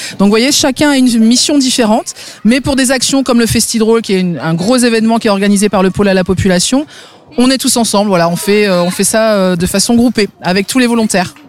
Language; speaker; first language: French; native; French